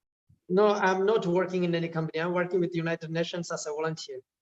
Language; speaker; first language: English; non-native, local second language; Malayalam